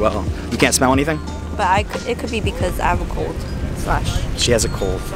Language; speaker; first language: English; native; English